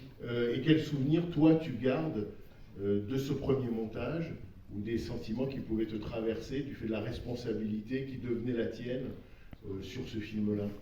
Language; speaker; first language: French; native; French